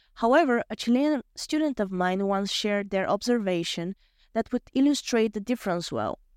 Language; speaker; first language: English; non-native, fluent; Bulgarian